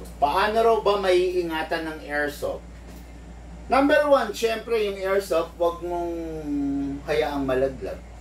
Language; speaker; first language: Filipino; native; Filipino